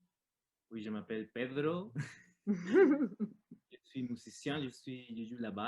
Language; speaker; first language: French; non-native, learner; Spanish